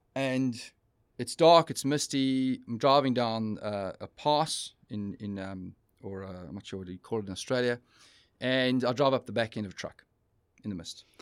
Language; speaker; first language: English; native; English